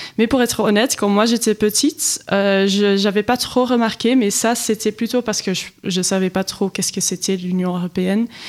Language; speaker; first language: French; non-native, local second language; Dutch